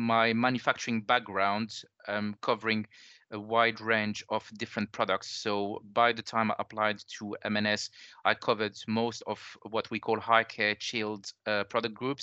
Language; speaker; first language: English; non-native, fluent; French